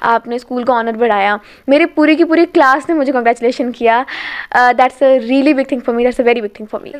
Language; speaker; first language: Hindi; native; Hindi